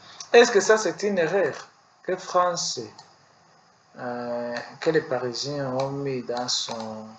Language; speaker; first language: French; non-native, learner; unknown